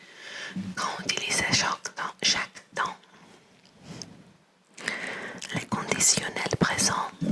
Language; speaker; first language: French; non-native, learner; English